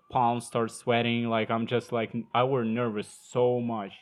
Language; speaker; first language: English; non-native, learner; Ukrainian